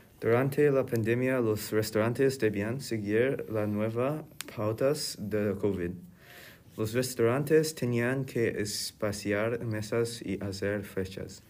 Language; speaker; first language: Spanish; non-native, learner; English